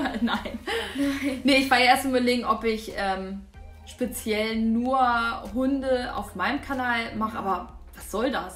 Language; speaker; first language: German; native; German